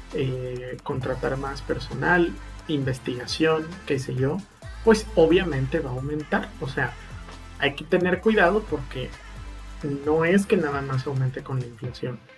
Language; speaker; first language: Spanish; native; Spanish